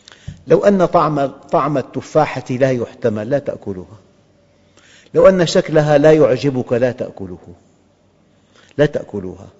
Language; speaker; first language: Arabic; native; Arabic